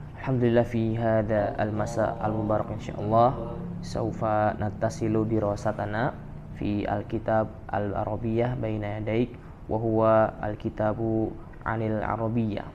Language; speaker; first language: Arabic; non-native, fluent; Indonesian